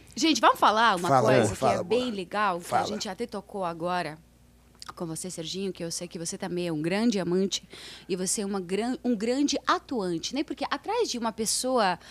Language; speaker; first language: Portuguese; non-native, fluent; Russian